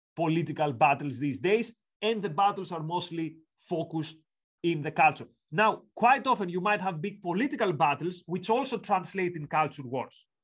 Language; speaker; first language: English; non-native, fluent; Greek